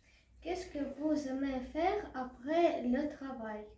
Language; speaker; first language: French; non-native, learner; Russian